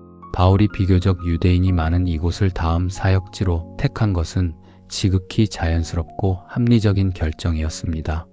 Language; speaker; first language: Korean; native; Korean